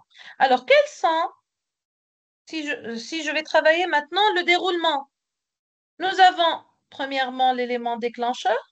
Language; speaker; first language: French; non-native, local second language; Arabic